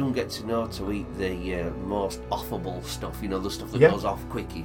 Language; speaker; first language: English; native; English